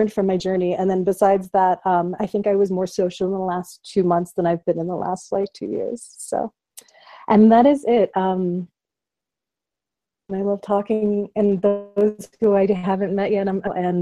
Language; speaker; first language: English; native; English